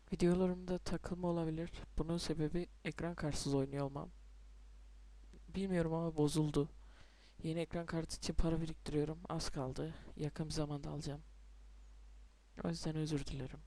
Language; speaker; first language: Turkish; native; Turkish